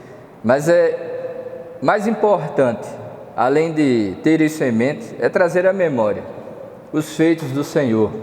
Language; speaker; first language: Portuguese; native; Portuguese